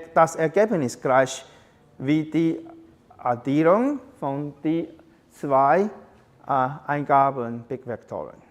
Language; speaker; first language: German; non-native, learner; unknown